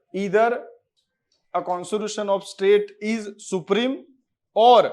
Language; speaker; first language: English; non-native, local second language; Gujarati